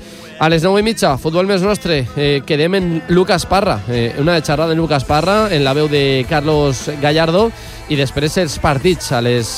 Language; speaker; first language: Catalan; native; Catalan